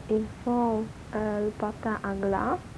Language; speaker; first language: French; non-native, learner; Polish